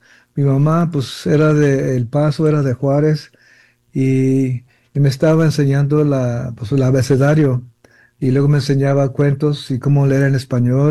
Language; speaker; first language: Spanish; early bilingual, heritage; Spanish